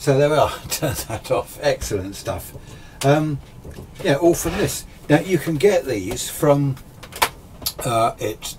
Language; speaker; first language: English; native; English